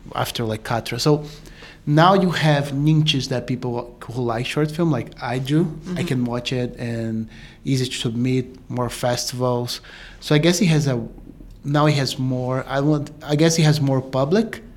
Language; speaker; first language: English; non-native, fluent; Portuguese